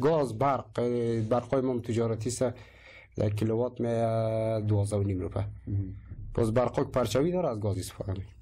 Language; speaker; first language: Persian; native; Persian